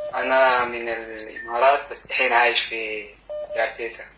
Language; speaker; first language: Arabic; non-native, learner; Somali